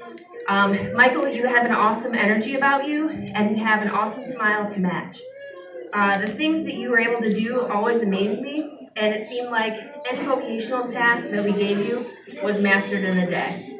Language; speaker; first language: English; native; English